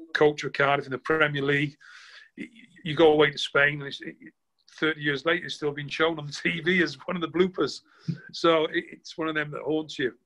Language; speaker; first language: English; native; English